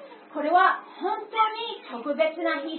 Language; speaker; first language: Japanese; non-native, learner; English